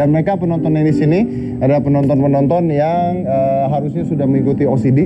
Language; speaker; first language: Indonesian; native; Indonesian